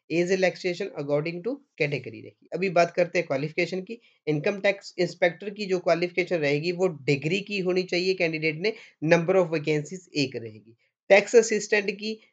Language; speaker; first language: Hindi; non-native, local second language; Punjabi